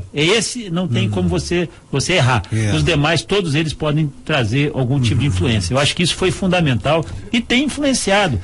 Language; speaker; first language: Portuguese; native; Portuguese